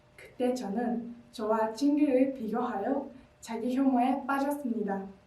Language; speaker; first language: Korean; non-native, learner; Japanese